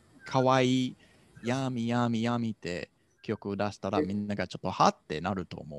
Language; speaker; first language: Japanese; non-native, fluent; English